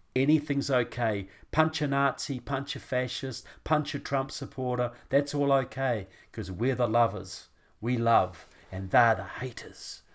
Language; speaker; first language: English; native; English